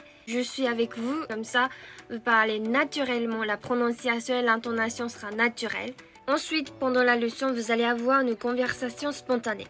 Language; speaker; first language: French; non-native, fluent; Japanese